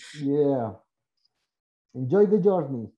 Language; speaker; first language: English; non-native, learner; Spanish